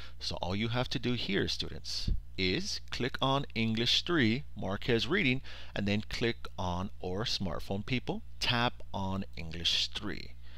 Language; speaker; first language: English; early bilingual, other home language; Spanish